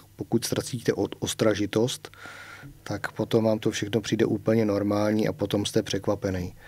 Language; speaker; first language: Czech; native; Czech